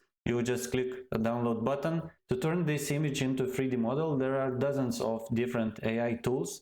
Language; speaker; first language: English; non-native, fluent; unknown